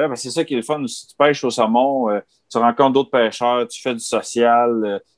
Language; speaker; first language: French; native; French